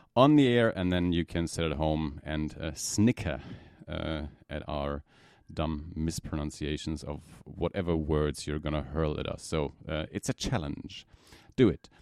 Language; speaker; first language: English; non-native, fluent; German